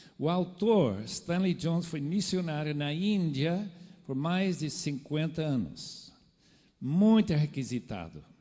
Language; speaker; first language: Portuguese; non-native, fluent; English